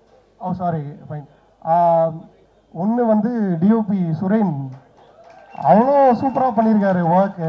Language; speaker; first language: Tamil; native; Tamil